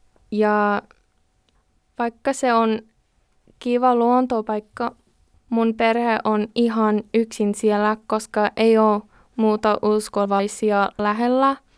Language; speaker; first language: Finnish; non-native, learner; English